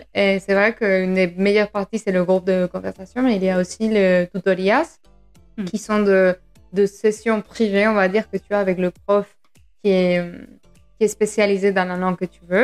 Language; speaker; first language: French; non-native, fluent; Spanish